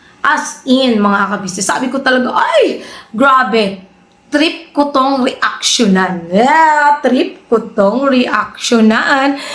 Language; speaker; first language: Filipino; native; Filipino